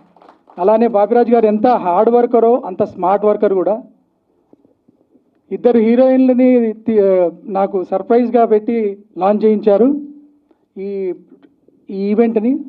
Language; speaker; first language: Telugu; native; Telugu